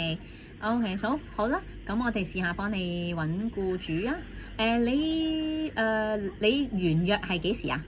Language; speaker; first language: Cantonese; native; Cantonese